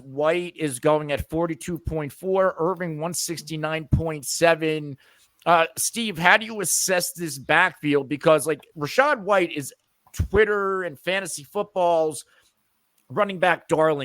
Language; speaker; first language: English; native; English